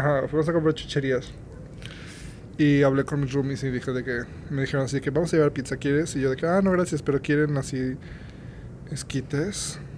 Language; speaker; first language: Spanish; native; Spanish